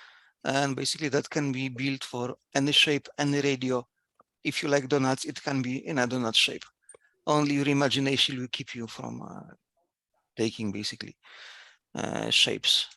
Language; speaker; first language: English; non-native, fluent; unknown